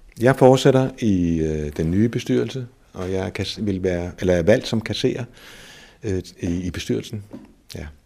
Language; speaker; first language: Danish; native; Danish